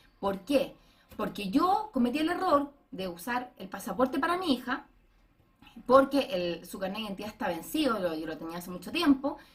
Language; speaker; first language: Spanish; native; Spanish